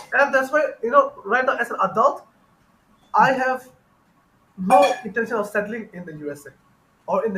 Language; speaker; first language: English; non-native, fluent; Bangla